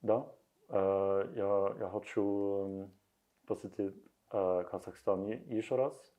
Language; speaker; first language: Russian; non-native, learner; Norwegian